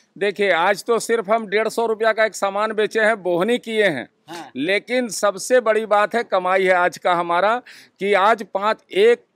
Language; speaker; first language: Hindi; native; Hindi